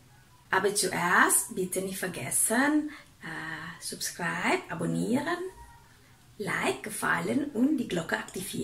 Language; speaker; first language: German; non-native, fluent; Indonesian